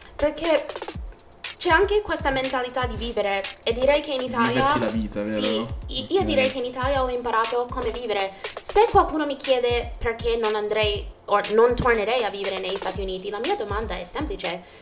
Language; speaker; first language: Italian; non-native, fluent; Jamaican Creole English